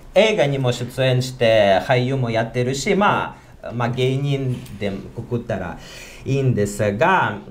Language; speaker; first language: Japanese; non-native, fluent; Ukrainian